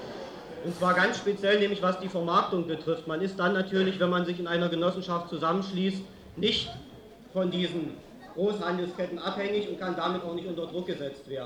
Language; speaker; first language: German; native; German